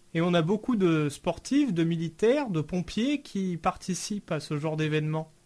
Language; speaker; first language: French; native; French